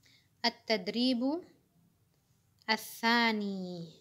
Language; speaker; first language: Arabic; non-native, fluent; Indonesian